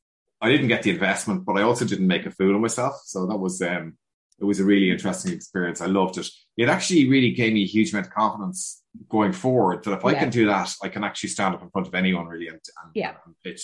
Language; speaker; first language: English; native; English